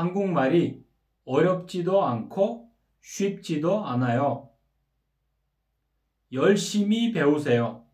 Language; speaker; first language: Korean; non-native, fluent; Kyrgyz